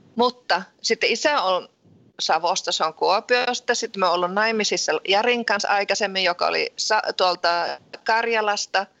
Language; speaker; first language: Finnish; early bilingual, heritage; Finnish